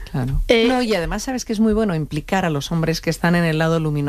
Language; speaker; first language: Spanish; native; Spanish